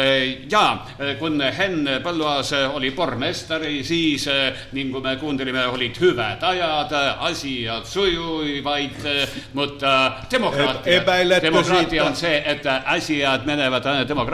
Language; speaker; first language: Finnish; non-native, learner; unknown